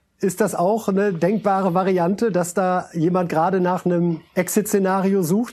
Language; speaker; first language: German; native; German